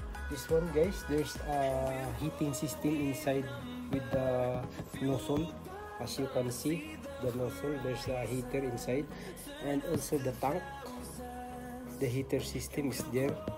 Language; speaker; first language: English; non-native, local second language; Filipino